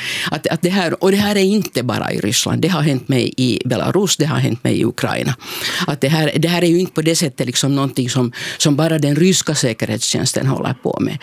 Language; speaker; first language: Swedish; native; Swedish